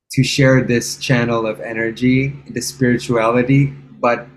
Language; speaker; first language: English; native; English